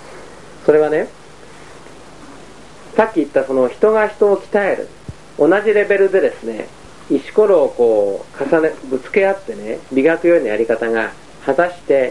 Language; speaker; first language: Japanese; native; Japanese